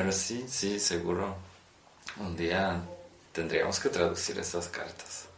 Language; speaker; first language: Spanish; non-native, fluent; Polish